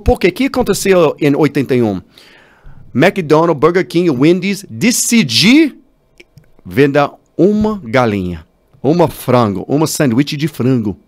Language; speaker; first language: Portuguese; non-native, learner; English